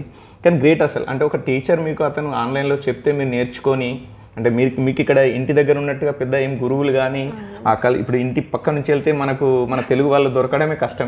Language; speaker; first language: Telugu; native; Telugu